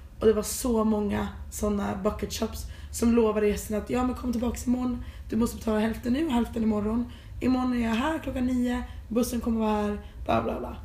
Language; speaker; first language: Swedish; native; Swedish